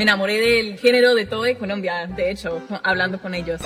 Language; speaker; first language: Spanish; non-native, fluent; English